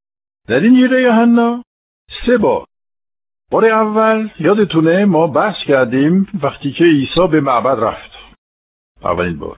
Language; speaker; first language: Persian; non-native, fluent; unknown